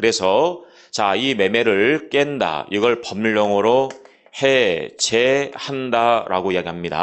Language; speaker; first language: Korean; native; Korean